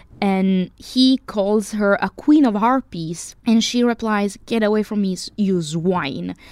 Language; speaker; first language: English; non-native, fluent; Italian